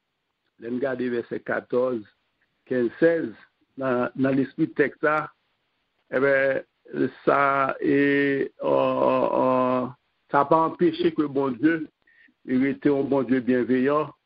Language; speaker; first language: French; non-native, local second language; Haitian Creole